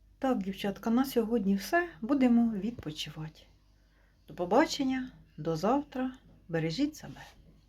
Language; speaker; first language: Ukrainian; native; Ukrainian